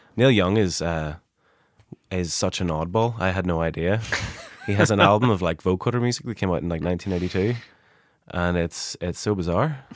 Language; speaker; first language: English; native; English